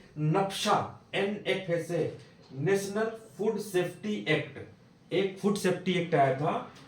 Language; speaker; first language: Hindi; native; Hindi